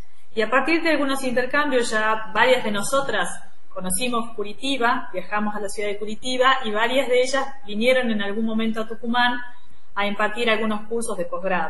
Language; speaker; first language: Spanish; native; Spanish